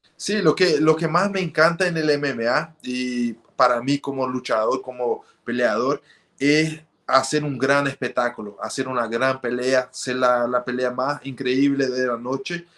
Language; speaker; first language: Spanish; early bilingual, heritage; Spanish